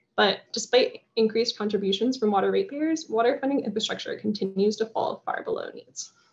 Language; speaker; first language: English; native; English